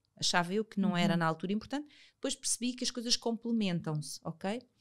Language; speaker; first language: Portuguese; native; Portuguese